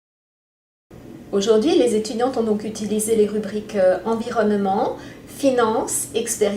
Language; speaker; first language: French; native; French